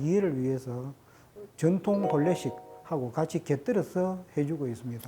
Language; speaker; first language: Korean; native; Korean